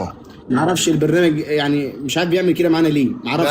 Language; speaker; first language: Arabic; native; Arabic